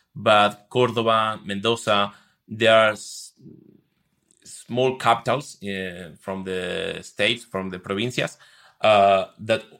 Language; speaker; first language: English; non-native, fluent; Spanish